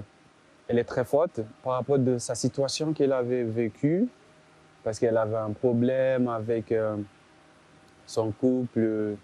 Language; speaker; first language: French; non-native, learner; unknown